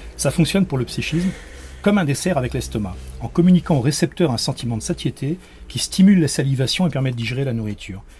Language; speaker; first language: French; native; French